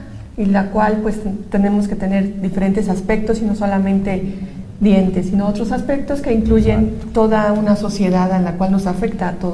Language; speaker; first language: Spanish; native; Spanish